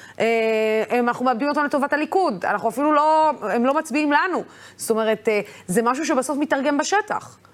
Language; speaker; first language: Hebrew; non-native, local second language; Arabic